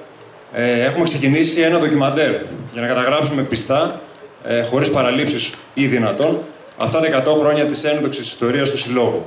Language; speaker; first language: Greek; native; Greek